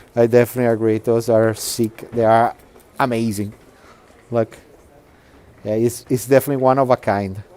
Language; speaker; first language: English; non-native, fluent; Italian